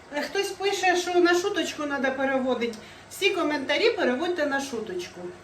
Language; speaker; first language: Ukrainian; native; Ukrainian